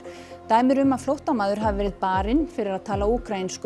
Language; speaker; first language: Icelandic; native; Icelandic